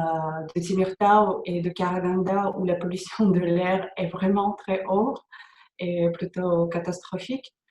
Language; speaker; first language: French; non-native, fluent; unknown